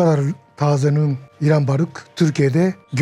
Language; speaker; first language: Turkish; non-native, learner; Japanese